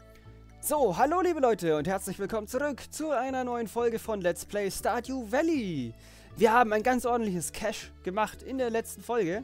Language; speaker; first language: German; native; German